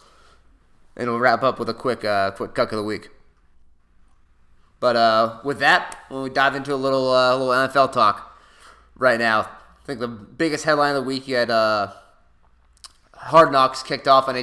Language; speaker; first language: English; native; English